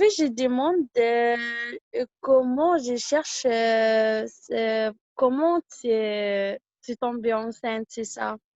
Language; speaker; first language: French; non-native, learner; Arabic